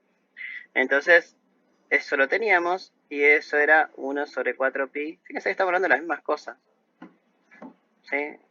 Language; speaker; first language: Spanish; native; Spanish